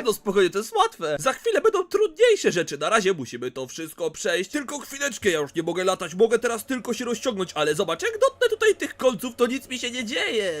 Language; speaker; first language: Polish; native; Polish